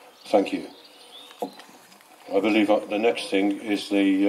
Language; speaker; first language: English; early bilingual, other home language; Polish